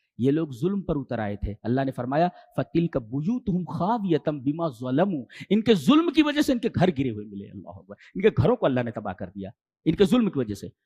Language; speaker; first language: Urdu; native; Urdu